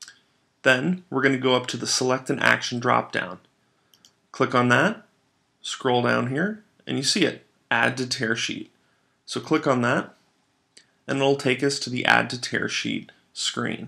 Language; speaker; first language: English; native; English